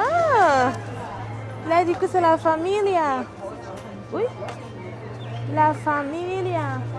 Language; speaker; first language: French; native; French